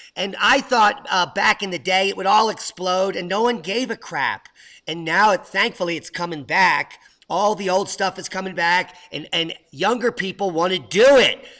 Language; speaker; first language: English; native; English